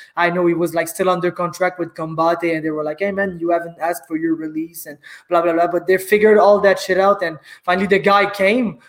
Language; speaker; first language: English; native; English